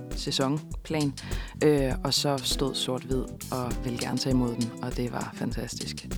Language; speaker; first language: Danish; native; Danish